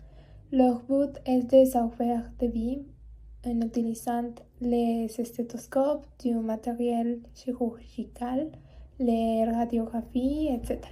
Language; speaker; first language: French; non-native, learner; Spanish